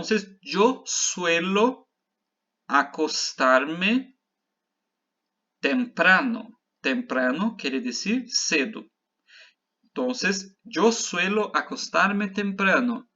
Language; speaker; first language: Spanish; non-native, fluent; Portuguese